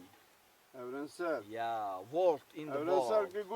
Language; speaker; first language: English; non-native, learner; Turkish